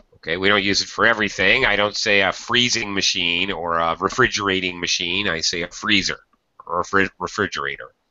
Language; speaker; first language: English; native; English